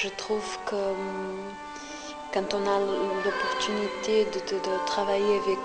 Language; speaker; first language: French; non-native, fluent; Portuguese